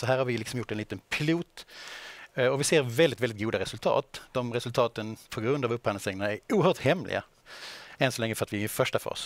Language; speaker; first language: Swedish; native; Swedish